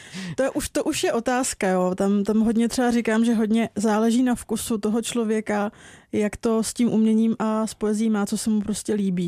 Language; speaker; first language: Czech; native; Czech